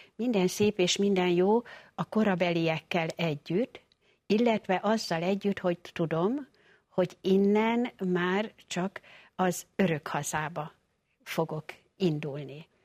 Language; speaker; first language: Hungarian; native; Hungarian